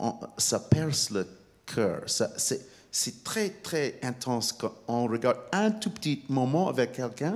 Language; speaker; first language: French; non-native, fluent; English